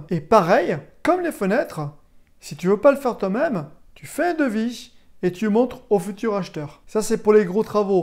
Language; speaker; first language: French; native; French